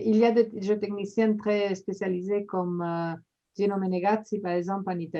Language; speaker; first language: French; non-native, fluent; Spanish